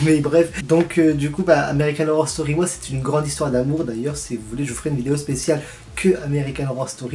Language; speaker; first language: French; native; French